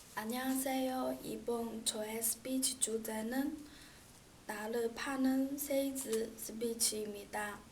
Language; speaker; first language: Korean; non-native, learner; Chinese